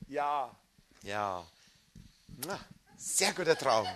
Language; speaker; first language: German; non-native, fluent; English